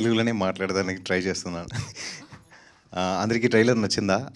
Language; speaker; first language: Telugu; non-native, learner; Tamil